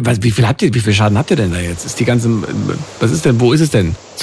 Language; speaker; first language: German; native; German